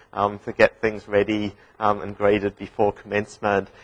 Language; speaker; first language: English; native; English